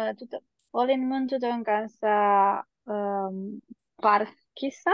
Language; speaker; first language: Finnish; non-native, learner; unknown